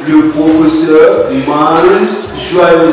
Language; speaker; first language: French; non-native, fluent; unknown